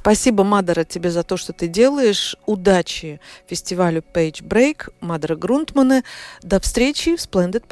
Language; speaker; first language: Russian; native; Russian